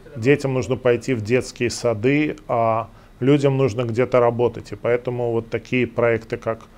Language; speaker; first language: Russian; native; Russian